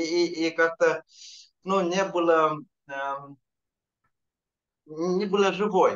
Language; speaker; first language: Russian; non-native, fluent; Vietnamese